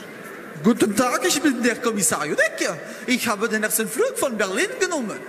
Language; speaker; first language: German; non-native, learner; French